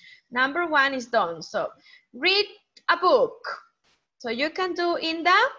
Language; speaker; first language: English; non-native, fluent; Spanish